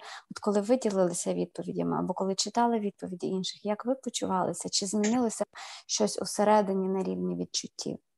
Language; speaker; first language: Ukrainian; native; Ukrainian